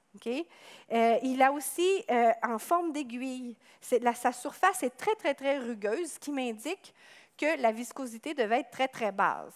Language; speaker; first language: French; native; French